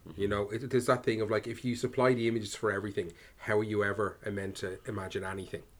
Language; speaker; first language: English; native; English